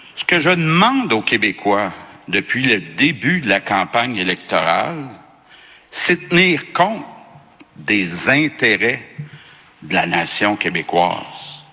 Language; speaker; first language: French; native; French